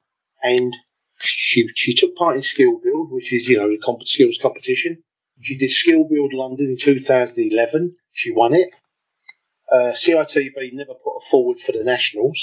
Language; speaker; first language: English; native; English